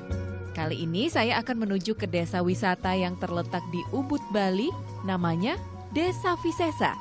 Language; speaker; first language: Indonesian; native; Indonesian